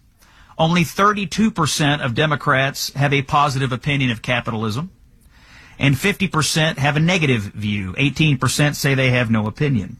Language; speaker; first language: English; native; English